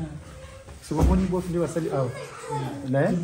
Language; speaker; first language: French; non-native, local second language; Lingala